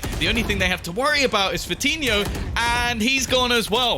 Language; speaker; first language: English; native; English